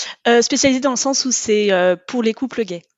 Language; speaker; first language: French; native; French